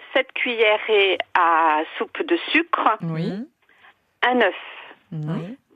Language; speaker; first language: French; non-native, fluent; Polish